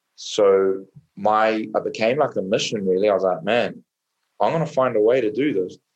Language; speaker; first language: English; native; English